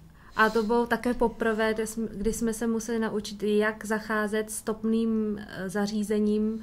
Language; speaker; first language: Czech; early bilingual, other home language; Vietnamese